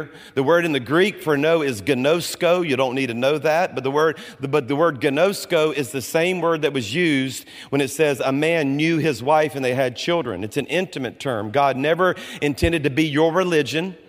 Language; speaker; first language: English; native; English